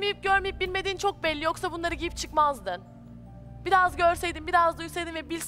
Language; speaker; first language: Turkish; native; Turkish